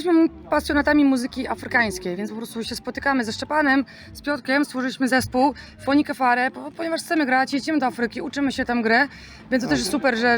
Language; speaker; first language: Polish; native; Polish